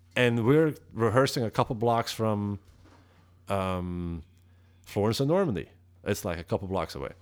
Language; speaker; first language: English; non-native, fluent; Dutch